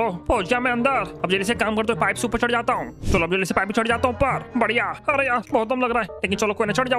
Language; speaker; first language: Hindi; native; Hindi